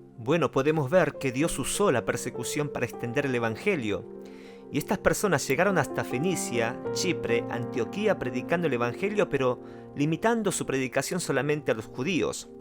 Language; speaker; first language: Spanish; non-native, fluent; Korean